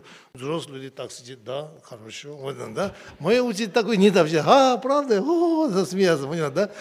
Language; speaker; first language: Russian; non-native, learner; Tibetan